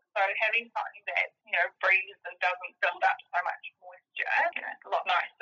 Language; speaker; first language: English; native; English